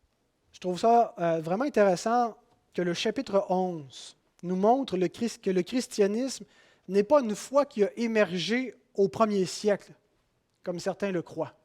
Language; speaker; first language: French; native; French